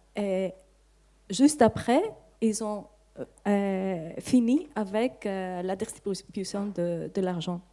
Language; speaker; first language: French; non-native, fluent; Greek